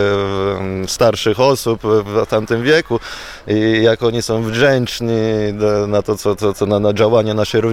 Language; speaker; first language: Polish; non-native, fluent; Italian